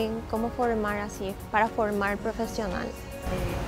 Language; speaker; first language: Spanish; non-native, fluent; Japanese